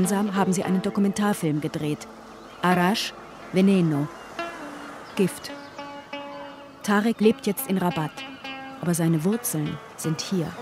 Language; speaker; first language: German; native; German